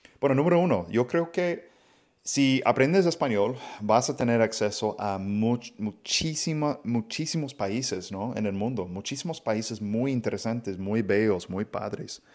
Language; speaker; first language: Spanish; non-native, fluent; English